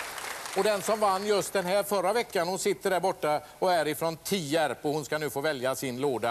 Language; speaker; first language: Swedish; native; Swedish